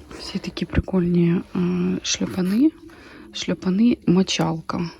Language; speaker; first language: Ukrainian; native; Ukrainian